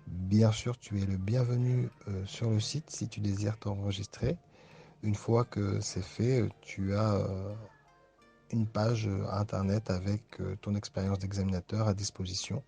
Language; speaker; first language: French; native; French